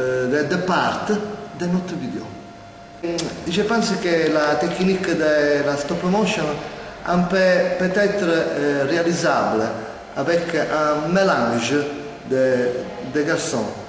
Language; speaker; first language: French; non-native, learner; Italian